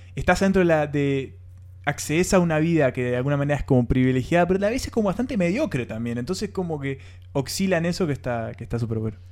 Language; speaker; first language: Spanish; native; Spanish